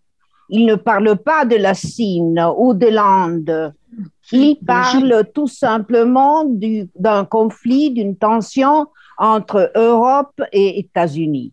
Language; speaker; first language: French; non-native, fluent; Italian